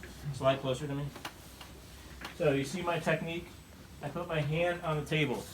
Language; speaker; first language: English; native; English